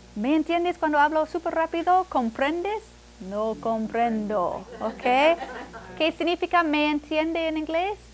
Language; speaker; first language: Spanish; non-native, fluent; English